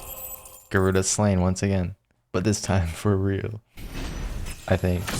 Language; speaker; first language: English; native; English